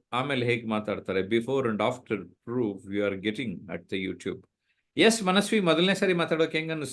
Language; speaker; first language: Kannada; native; Kannada